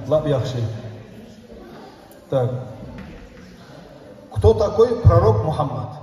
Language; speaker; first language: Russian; non-native, local second language; Kumyk